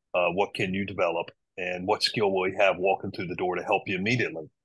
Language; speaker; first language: English; native; English